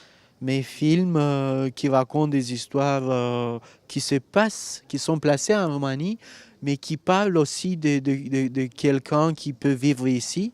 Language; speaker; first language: French; non-native, fluent; Romanian